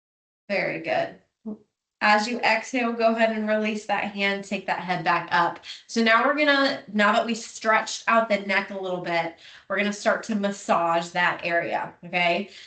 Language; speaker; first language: English; native; English